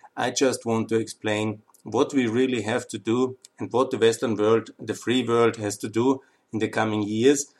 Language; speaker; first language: English; non-native, fluent; German